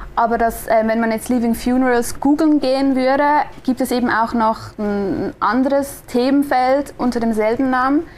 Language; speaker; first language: German; native; German